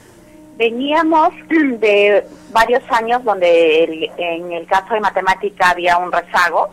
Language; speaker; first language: Spanish; native; Spanish